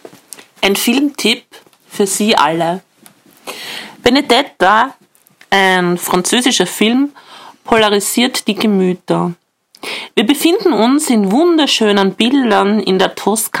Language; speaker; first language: German; native; German